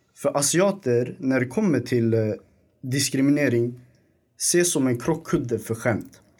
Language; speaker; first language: Swedish; early bilingual, other home language; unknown